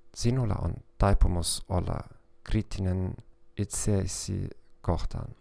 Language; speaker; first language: Finnish; non-native, fluent; German